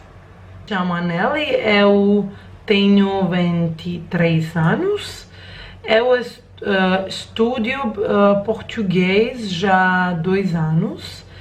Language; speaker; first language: Portuguese; non-native, learner; Croatian